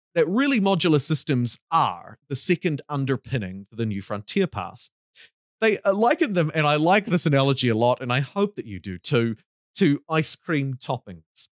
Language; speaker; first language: English; native; English